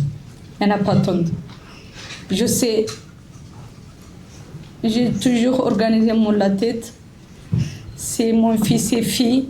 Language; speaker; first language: French; non-native, learner; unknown